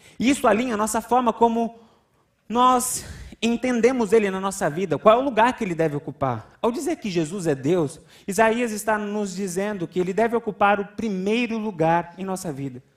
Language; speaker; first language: Portuguese; native; Portuguese